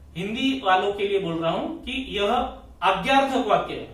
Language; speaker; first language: Hindi; non-native, local second language; Marathi